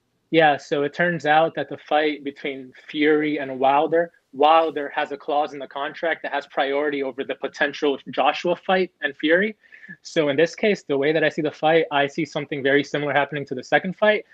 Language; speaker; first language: English; early bilingual, other home language; Spanish